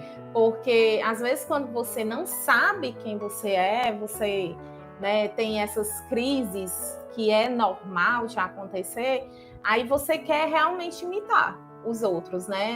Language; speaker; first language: Portuguese; native; Portuguese